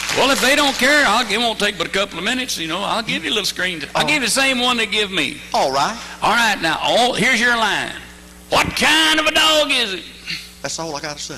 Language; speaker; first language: English; native; English